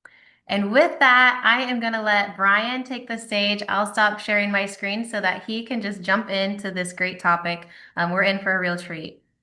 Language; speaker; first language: English; native; English